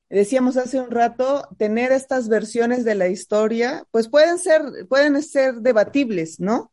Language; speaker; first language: Spanish; native; Spanish